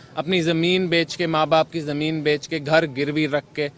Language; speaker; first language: Hindi; native; Hindi